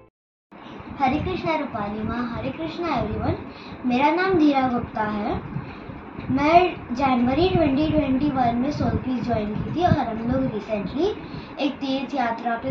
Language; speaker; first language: Hindi; native; Hindi